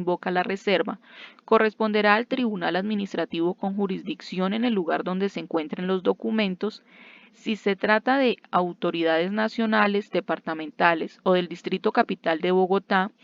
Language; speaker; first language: Spanish; native; Spanish